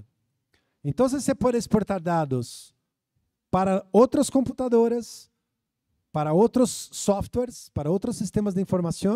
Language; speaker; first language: Spanish; non-native, fluent; Portuguese